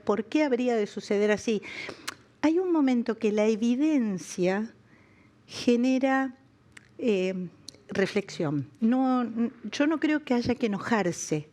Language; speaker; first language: Spanish; native; Spanish